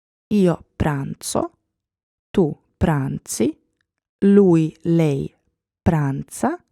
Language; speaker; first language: Italian; non-native, fluent; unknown